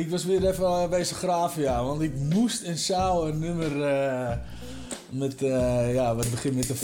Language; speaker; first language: Dutch; native; Dutch